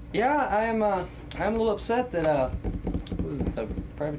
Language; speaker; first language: English; native; English